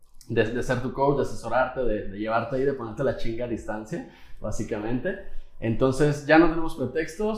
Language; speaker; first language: Spanish; native; Spanish